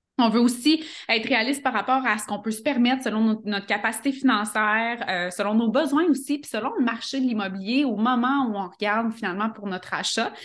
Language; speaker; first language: French; native; French